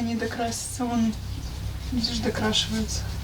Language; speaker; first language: Russian; native; Russian